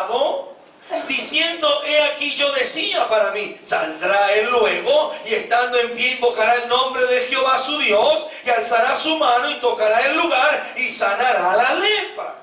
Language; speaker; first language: Spanish; native; Spanish